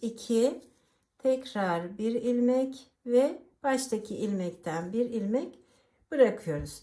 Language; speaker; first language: Turkish; native; Turkish